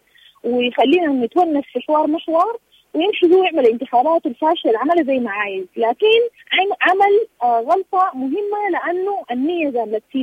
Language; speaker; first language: Arabic; native; Arabic